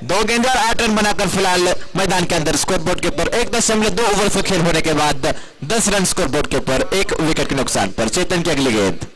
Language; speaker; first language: Hindi; non-native, local second language; Marathi